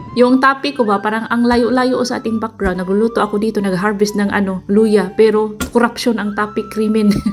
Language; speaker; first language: Filipino; non-native, local second language; Cebuano